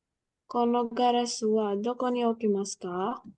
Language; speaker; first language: Japanese; non-native, learner; Indonesian